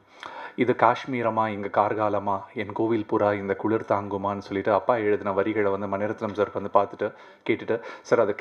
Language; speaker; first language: Tamil; native; Tamil